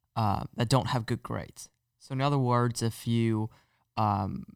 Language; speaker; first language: English; non-native, fluent; Chinese